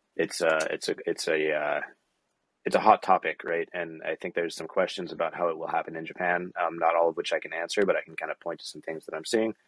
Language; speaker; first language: English; native; English